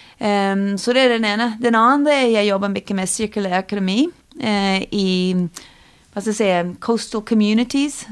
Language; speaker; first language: Swedish; non-native, fluent; English